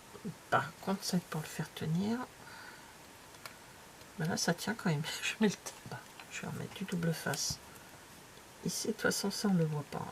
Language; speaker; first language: French; native; French